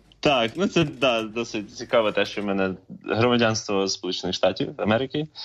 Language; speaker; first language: Ukrainian; early bilingual, other home language; English